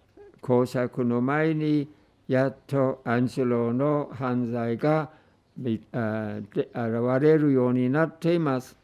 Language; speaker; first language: Japanese; non-native, fluent; English